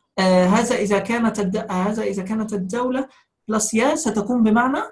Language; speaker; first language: Arabic; non-native, fluent; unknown